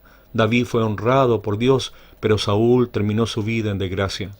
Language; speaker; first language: Spanish; native; Spanish